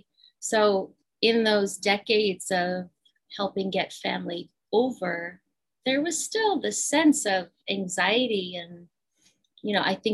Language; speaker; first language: English; native; English